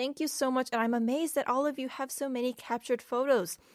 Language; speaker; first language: English; non-native, fluent; Korean